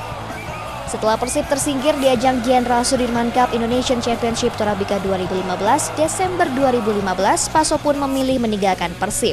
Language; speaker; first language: Indonesian; native; Indonesian